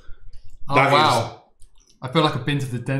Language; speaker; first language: English; native; English